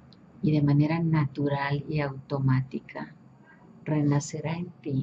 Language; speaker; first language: Spanish; native; Spanish